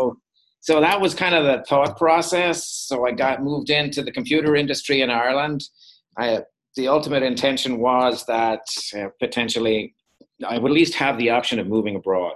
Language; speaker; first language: English; native; English